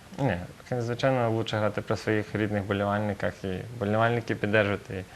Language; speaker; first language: Ukrainian; native; Ukrainian